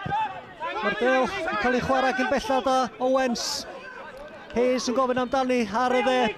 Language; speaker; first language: Welsh; native; Welsh